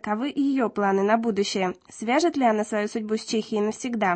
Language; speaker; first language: Russian; native; Russian